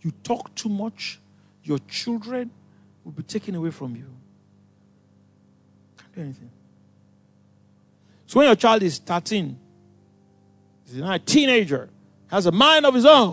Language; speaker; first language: English; non-native, local second language; Yoruba